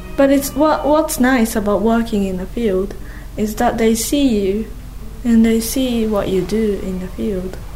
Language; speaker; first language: English; non-native, fluent; Japanese